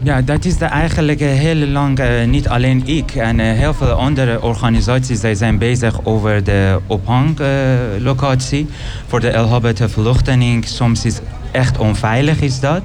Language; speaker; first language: Dutch; non-native, learner; Persian